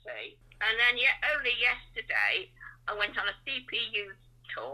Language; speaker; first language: English; native; English